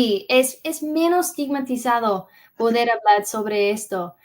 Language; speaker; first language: Spanish; early bilingual, heritage; English